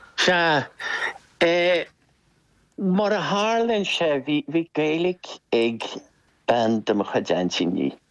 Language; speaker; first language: Irish; non-native, local second language; English